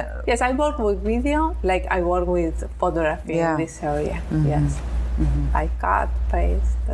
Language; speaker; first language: English; non-native, learner; Spanish